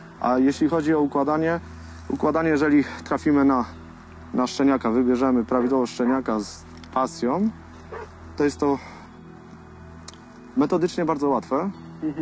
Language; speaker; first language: Polish; native; Polish